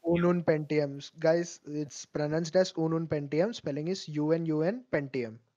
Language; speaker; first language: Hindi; non-native, local second language; Malayalam